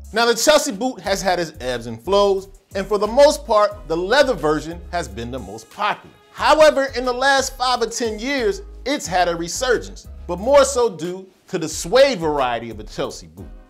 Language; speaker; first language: English; native; English